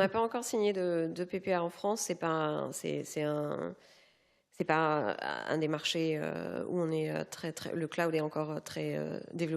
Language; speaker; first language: French; native; French